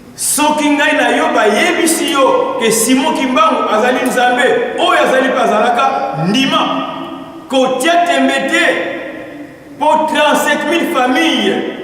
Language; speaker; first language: Lingala; non-native, local second language; Kongo